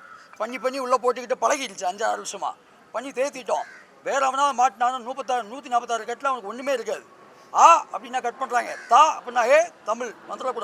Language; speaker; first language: Tamil; native; Tamil